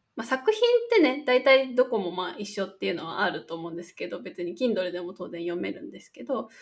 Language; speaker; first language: Japanese; native; Japanese